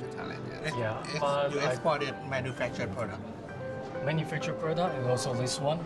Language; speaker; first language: English; non-native, fluent; Thai